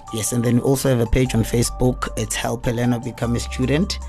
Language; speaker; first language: English; non-native, local second language; Zulu